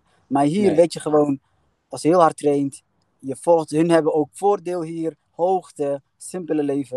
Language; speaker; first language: Dutch; early bilingual, other home language; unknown